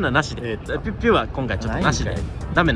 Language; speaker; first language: Japanese; native; Japanese